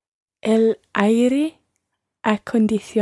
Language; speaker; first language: Spanish; non-native, learner; English